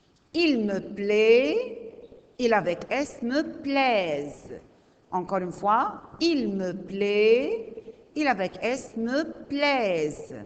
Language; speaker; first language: French; non-native, learner; Arabic